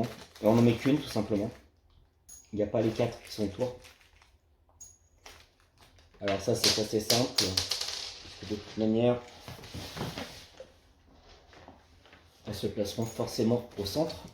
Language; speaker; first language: French; native; French